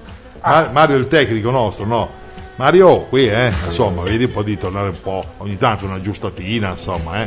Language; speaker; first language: Italian; native; Italian